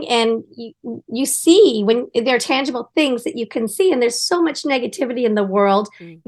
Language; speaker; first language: English; native; English